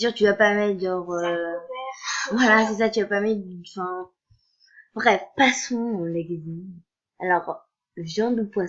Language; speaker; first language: French; native; French